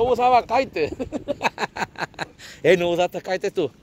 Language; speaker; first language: Spanish; native; Spanish